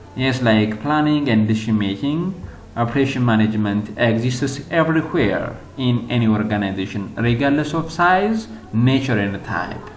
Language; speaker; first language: English; non-native, local second language; Amharic